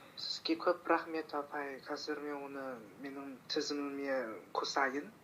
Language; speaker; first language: Kazakh; non-native, learner; Chinese